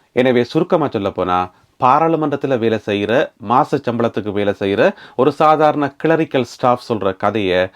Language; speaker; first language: Tamil; native; Tamil